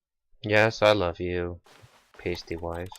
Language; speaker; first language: English; native; English